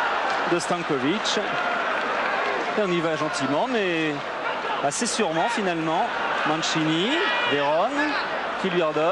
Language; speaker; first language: French; native; French